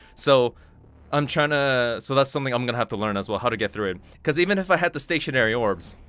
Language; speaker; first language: English; non-native, fluent; Korean